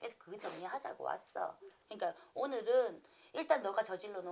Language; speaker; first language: Korean; native; Korean